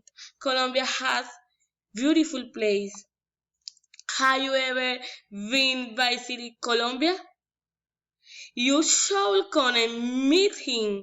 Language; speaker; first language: English; non-native, learner; Spanish